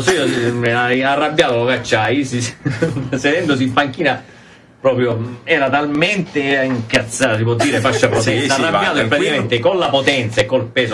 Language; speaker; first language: Italian; native; Italian